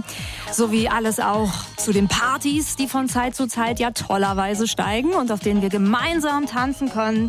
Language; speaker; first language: German; native; German